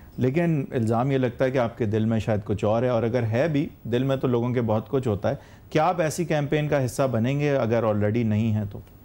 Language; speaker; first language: Urdu; native; Urdu